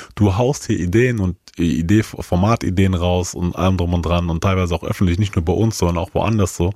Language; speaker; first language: German; native; German